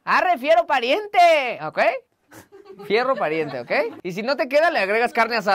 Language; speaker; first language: Spanish; native; Spanish